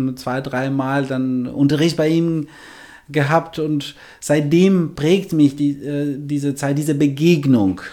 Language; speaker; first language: German; non-native, fluent; Albanian